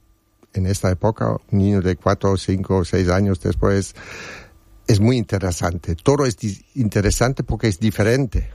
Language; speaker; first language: Spanish; non-native, fluent; German